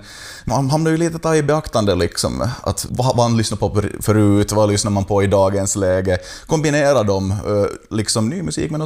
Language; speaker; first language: Swedish; native; Swedish